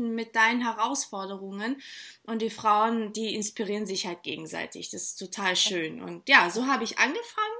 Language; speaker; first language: German; early bilingual, other home language; Portuguese